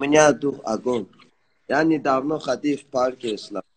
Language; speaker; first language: Russian; non-native, learner; Persian